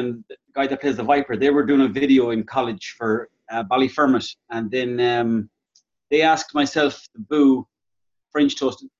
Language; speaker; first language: English; native; English